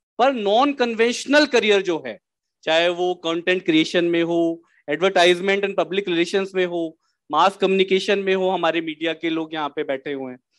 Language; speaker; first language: Hindi; native; Hindi